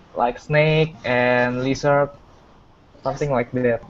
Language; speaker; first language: English; non-native, fluent; Indonesian